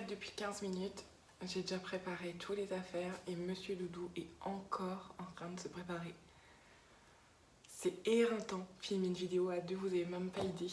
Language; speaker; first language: French; native; French